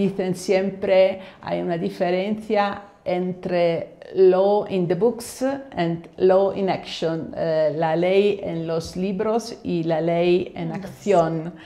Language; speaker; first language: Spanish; non-native, fluent; Italian